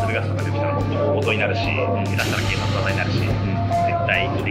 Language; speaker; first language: Japanese; native; Japanese